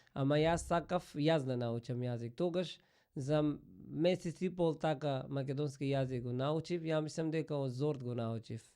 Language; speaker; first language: Macedonian; non-native, fluent; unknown